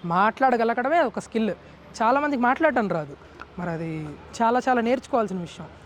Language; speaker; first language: Telugu; native; Telugu